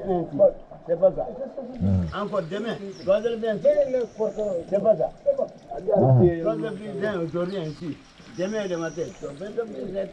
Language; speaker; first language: French; non-native, learner; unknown